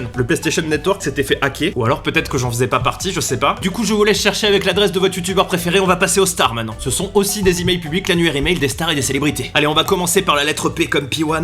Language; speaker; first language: French; native; French